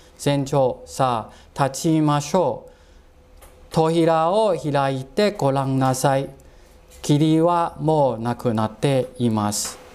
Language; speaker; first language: Japanese; non-native, fluent; Cantonese